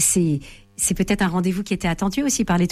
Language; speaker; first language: French; native; French